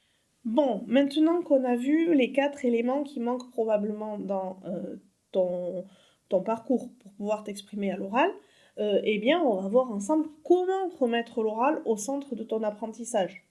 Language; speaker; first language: French; native; French